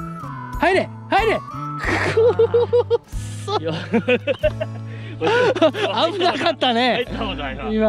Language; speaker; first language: Japanese; native; Japanese